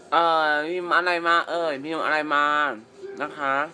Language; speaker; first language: Thai; native; Thai